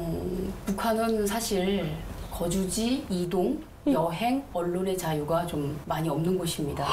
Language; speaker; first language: Korean; native; Korean